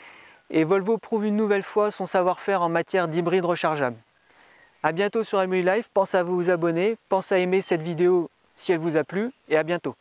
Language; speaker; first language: French; native; French